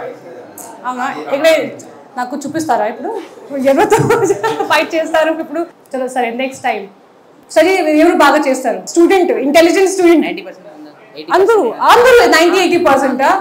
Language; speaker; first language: Telugu; non-native, learner; Hindi